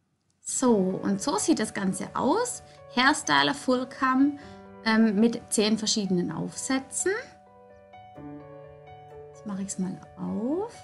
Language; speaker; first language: German; native; German